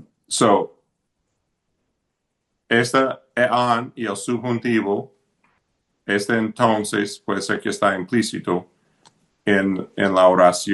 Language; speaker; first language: Spanish; non-native, fluent; English